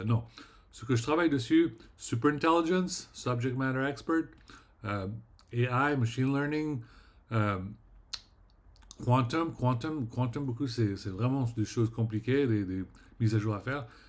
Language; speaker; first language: French; early bilingual, heritage; French